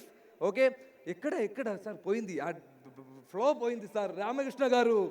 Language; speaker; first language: Telugu; non-native, learner; Malayalam